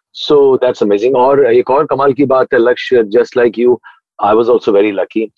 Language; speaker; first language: Hindi; native; Hindi